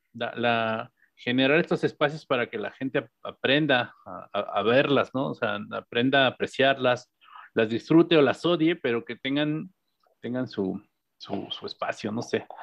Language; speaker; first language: Spanish; native; Spanish